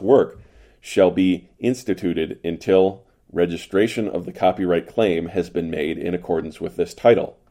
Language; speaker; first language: English; native; English